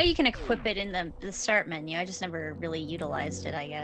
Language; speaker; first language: English; native; English